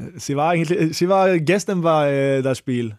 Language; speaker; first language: German; non-native, learner; Swedish